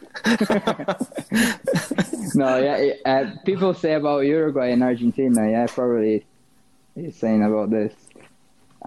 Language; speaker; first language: English; non-native, fluent; Portuguese